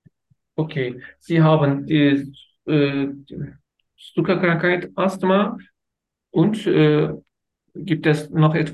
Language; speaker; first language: German; non-native, learner; Turkish